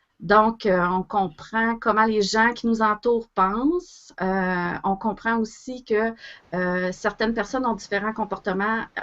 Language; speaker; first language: French; native; French